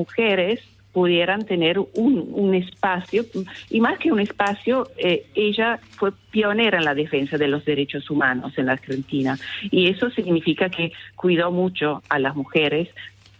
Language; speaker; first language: Spanish; non-native, fluent; Italian